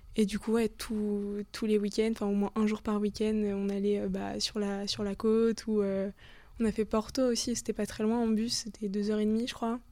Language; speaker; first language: French; native; French